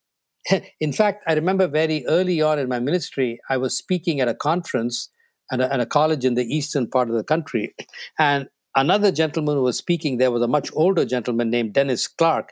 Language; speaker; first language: English; non-native, local second language; Tamil